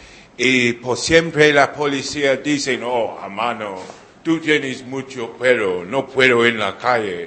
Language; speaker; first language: Spanish; non-native, learner; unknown